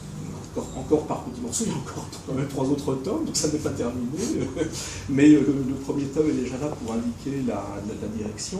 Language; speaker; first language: French; native; French